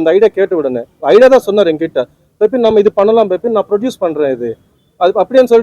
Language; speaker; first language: Tamil; non-native, fluent; Telugu